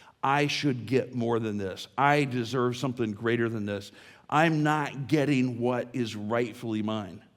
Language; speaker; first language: English; native; English